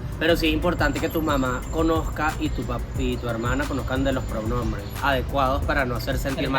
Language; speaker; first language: Spanish; native; Spanish